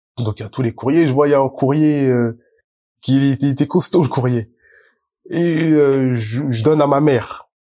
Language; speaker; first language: French; native; French